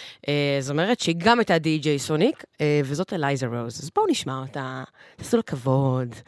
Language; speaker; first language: Hebrew; native; Hebrew